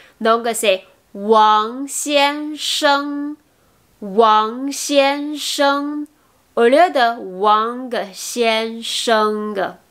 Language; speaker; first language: French; non-native, fluent; Chinese